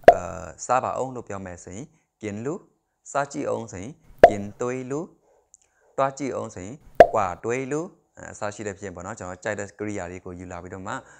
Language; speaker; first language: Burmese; non-native, local second language; Shan